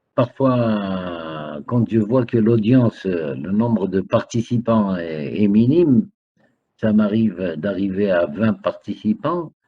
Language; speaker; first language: French; non-native, local second language; Arabic